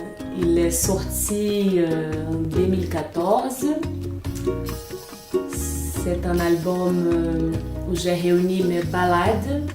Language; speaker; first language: French; non-native, fluent; Portuguese